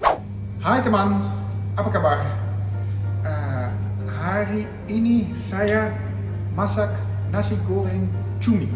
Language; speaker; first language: Indonesian; non-native, learner; Dutch